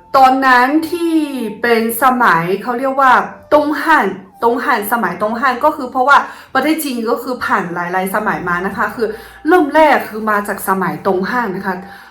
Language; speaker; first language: Thai; non-native, fluent; Chinese